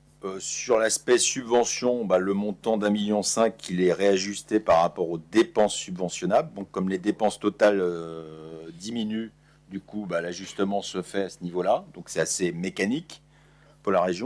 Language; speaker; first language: French; native; French